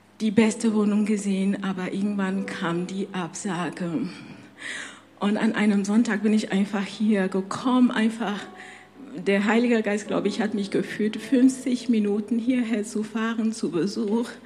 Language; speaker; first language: German; non-native, fluent; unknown